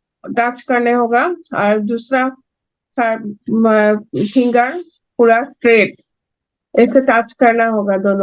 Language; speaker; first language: Hindi; non-native, local second language; Kannada